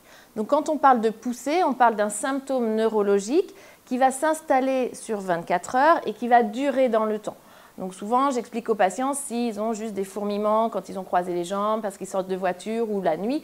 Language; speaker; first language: French; native; French